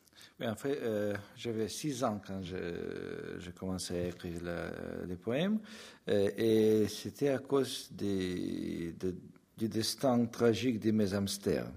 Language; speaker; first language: French; non-native, fluent; Russian